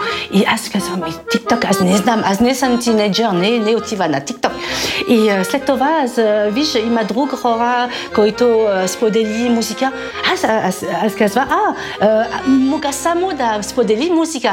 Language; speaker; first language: Bulgarian; non-native, learner; French